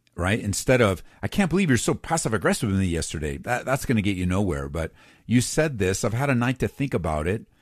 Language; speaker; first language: English; native; English